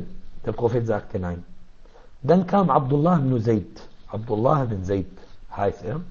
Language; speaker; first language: German; non-native, fluent; Arabic